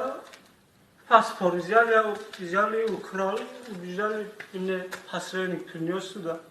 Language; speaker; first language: Russian; non-native, learner; Tajik